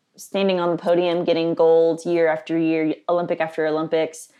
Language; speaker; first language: English; native; English